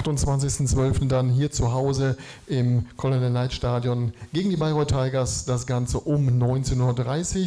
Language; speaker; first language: German; native; German